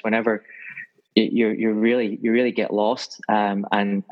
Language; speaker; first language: English; native; English